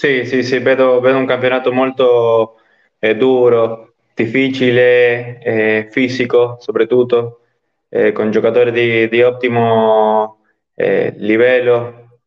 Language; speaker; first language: Italian; non-native, learner; Spanish